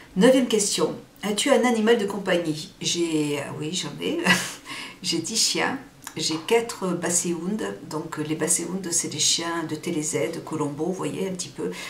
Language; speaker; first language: French; early bilingual, other home language; Portuguese